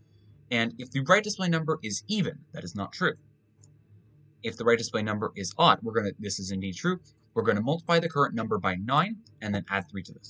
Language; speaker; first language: English; native; English